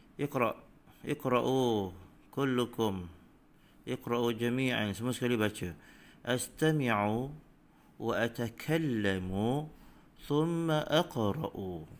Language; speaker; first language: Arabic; non-native, fluent; Malay